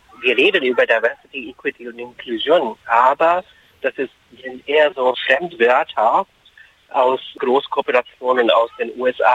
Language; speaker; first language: German; non-native, fluent; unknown